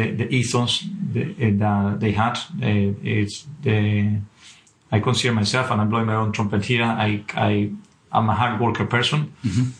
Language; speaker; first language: English; non-native, fluent; Spanish